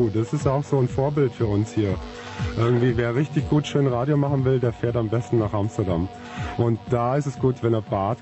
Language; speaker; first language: German; native; German